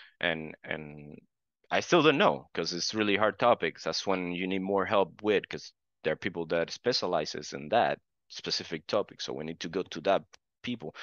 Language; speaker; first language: English; non-native, fluent; Spanish